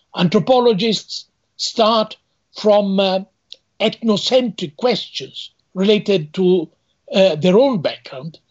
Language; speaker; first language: English; non-native, fluent; Italian